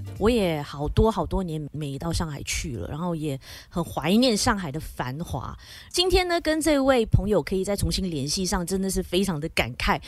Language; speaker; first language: Chinese; native; Chinese